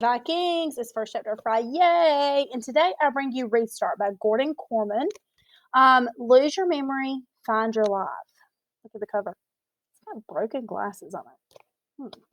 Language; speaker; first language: English; native; English